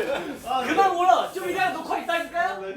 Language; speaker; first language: Korean; non-native, fluent; Chinese